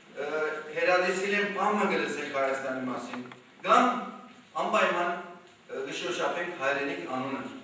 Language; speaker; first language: Armenian; early bilingual, heritage; Armenian